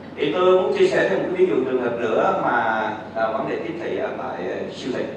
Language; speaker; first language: Vietnamese; native; Vietnamese